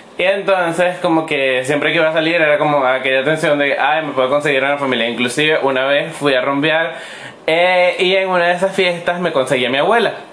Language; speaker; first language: Spanish; native; Spanish